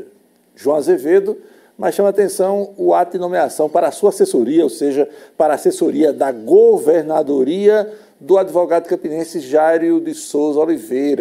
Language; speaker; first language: Portuguese; native; Portuguese